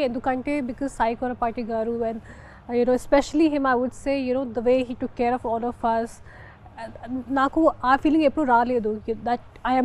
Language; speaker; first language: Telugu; non-native, local second language; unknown